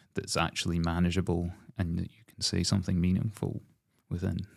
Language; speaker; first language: English; native; English